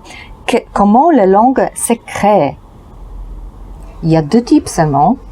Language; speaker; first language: French; non-native, learner; Polish